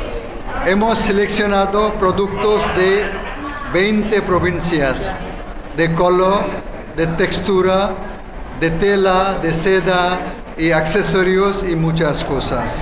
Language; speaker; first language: Spanish; non-native, learner; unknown